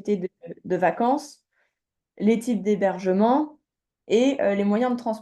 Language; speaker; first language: French; native; French